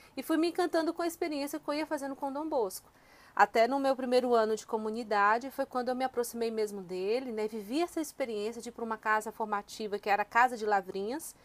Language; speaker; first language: Portuguese; native; Portuguese